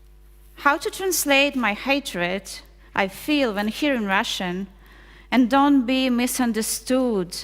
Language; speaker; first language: English; non-native, fluent; Ukrainian